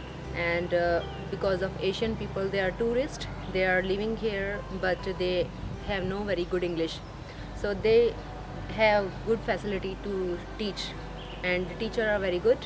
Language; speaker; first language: English; non-native, learner; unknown